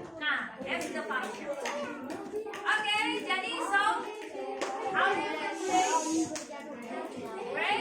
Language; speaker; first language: English; non-native, learner; Indonesian